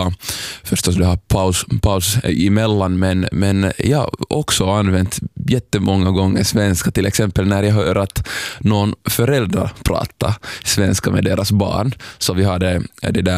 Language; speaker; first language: Swedish; non-native, local second language; Somali